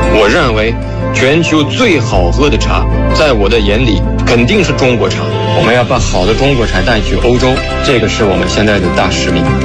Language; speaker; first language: Chinese; non-native, fluent; French